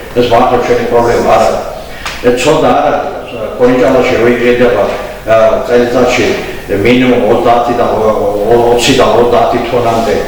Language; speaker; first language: Georgian; non-native, local second language; Azerbaijani